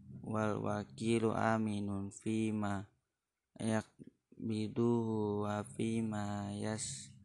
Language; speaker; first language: Arabic; non-native, learner; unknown